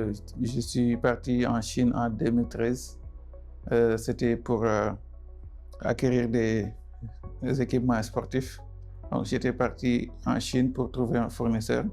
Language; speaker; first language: French; non-native, local second language; Wolof